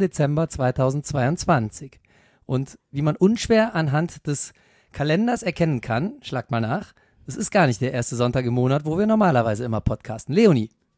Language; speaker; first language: German; native; German